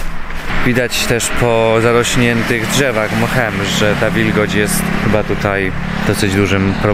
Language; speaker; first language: Polish; native; Polish